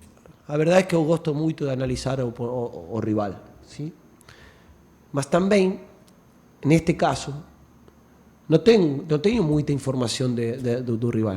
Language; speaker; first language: Portuguese; non-native, fluent; Spanish